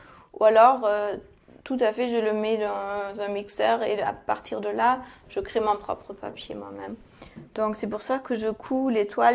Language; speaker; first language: French; non-native, fluent; German